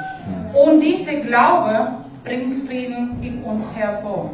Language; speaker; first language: German; non-native, fluent; Spanish